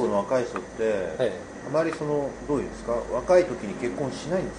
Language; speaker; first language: Japanese; native; Japanese